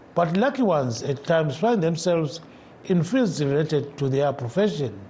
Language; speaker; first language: English; non-native, local second language; North Ndebele